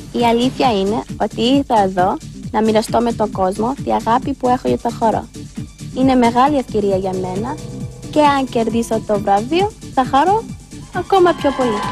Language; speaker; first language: Greek; early bilingual, heritage; Greek